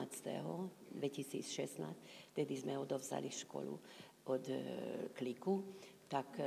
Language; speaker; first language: Slovak; non-native, local second language; Hungarian